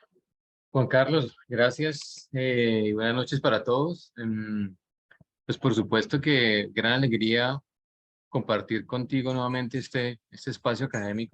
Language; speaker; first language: Spanish; native; Spanish